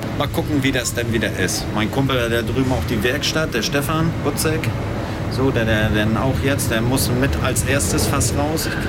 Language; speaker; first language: German; native; German